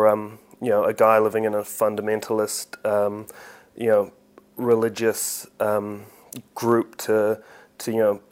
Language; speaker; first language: English; native; English